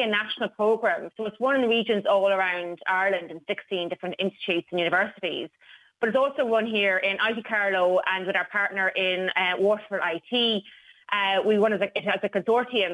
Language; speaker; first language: English; native; English